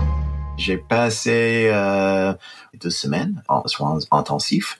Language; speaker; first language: French; non-native, fluent; English